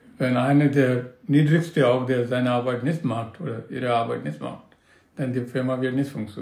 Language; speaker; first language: German; non-native, learner; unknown